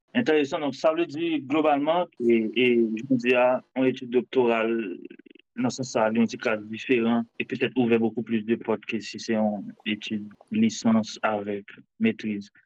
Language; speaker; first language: French; non-native, local second language; Haitian Creole